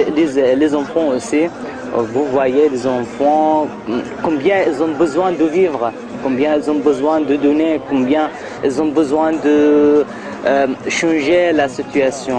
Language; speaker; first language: French; non-native, learner; Arabic